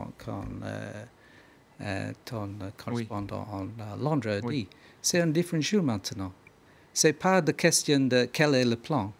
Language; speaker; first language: French; non-native, learner; English